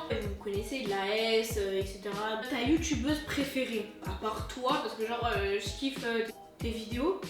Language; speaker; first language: French; native; French